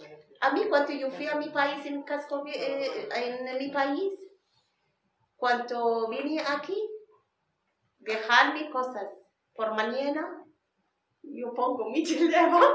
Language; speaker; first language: Spanish; non-native, learner; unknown